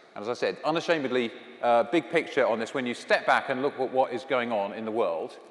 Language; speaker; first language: English; native; English